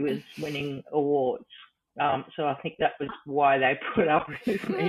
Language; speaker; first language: English; native; English